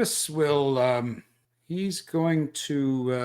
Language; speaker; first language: English; native; English